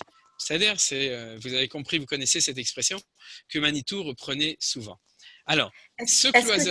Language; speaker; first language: French; native; French